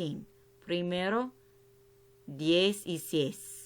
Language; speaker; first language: Spanish; non-native, learner; English